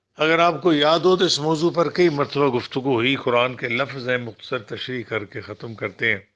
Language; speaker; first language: Urdu; non-native, local second language; Punjabi